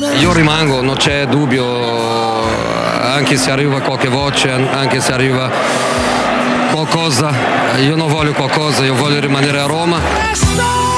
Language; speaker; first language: Italian; non-native, fluent; Portuguese